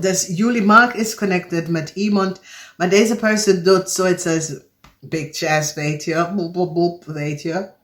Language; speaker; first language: Dutch; non-native, fluent; English